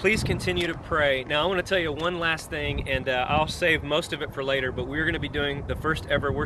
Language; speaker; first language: English; native; English